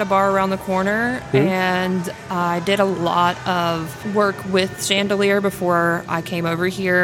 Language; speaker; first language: English; native; English